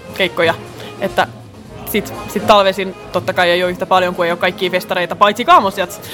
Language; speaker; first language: Finnish; non-native, local second language; Swedish